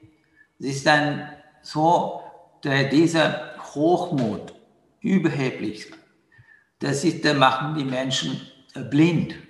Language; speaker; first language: German; non-native, fluent; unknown